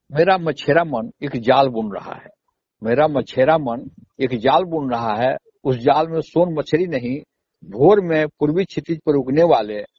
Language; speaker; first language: Hindi; native; Hindi